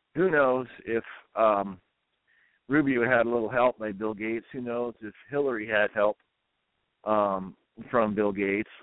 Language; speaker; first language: English; native; English